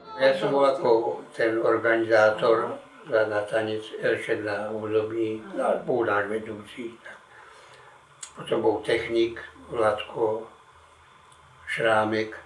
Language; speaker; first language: Slovak; native; Slovak